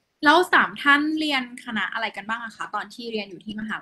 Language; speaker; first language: Thai; native; Thai